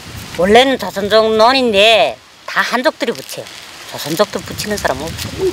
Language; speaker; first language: Korean; early bilingual, heritage; Korean